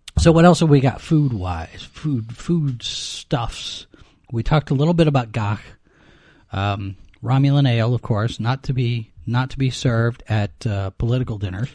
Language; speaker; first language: English; native; English